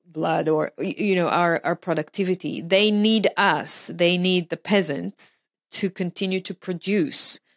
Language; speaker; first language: English; non-native, fluent; Hebrew